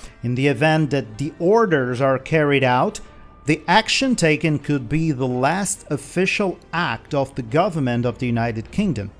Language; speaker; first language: English; non-native, fluent; Portuguese